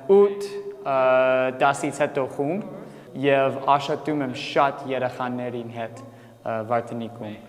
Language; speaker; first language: Armenian; non-native, learner; English